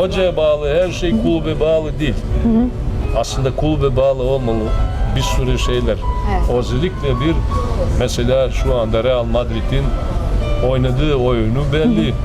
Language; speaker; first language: Turkish; non-native, fluent; Serbian